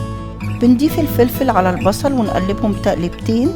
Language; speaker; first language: Arabic; native; Arabic